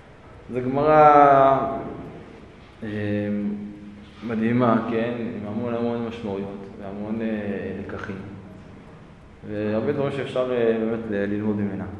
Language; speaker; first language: Hebrew; native; Hebrew